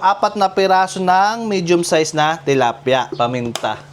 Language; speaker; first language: Filipino; native; Filipino